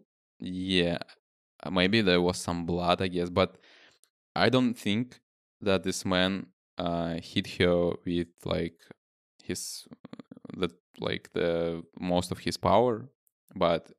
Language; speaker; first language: English; non-native, fluent; Russian